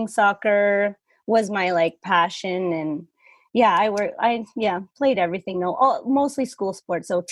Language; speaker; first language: English; native; English